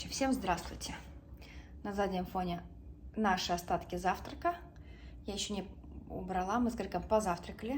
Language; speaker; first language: Russian; native; Russian